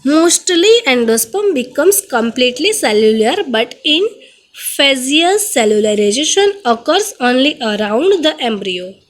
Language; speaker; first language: English; non-native, local second language; Gujarati